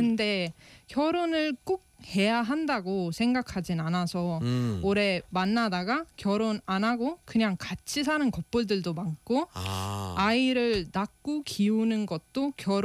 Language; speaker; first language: Korean; non-native, fluent; Estonian